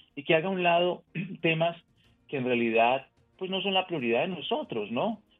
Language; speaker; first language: Spanish; native; Spanish